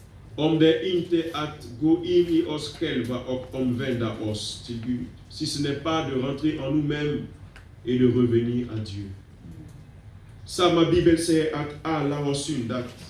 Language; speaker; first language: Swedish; non-native, fluent; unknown